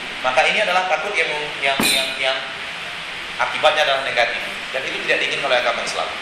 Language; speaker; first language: Indonesian; non-native, local second language; Minangkabau